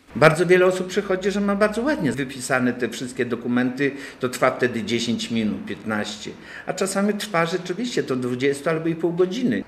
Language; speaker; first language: Polish; native; Polish